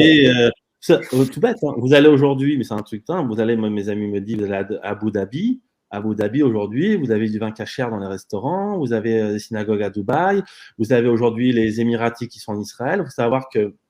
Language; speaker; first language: French; native; French